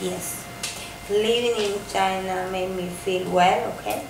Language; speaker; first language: English; non-native, fluent; Italian